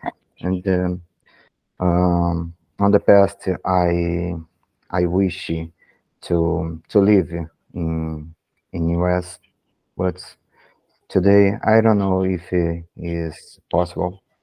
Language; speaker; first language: English; non-native, learner; Portuguese